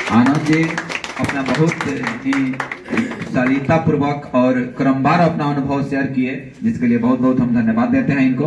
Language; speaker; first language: Hindi; native; Hindi